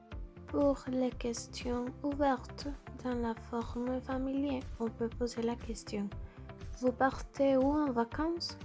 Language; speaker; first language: French; non-native, learner; Spanish